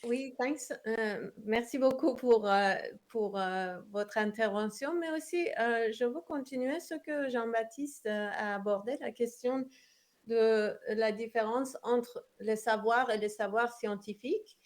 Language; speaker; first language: French; non-native, fluent; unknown